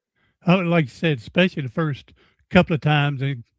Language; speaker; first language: English; native; English